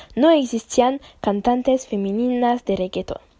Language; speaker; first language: Spanish; non-native, learner; French